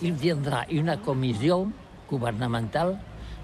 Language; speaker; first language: French; non-native, learner; Catalan